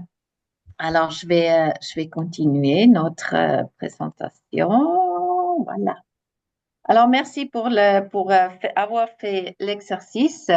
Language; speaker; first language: French; non-native, fluent; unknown